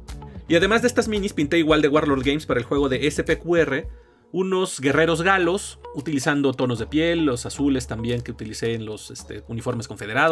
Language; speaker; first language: Spanish; native; Spanish